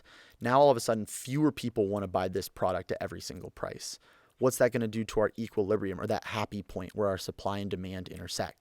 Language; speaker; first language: English; native; English